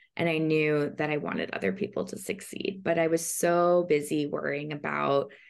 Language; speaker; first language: English; native; English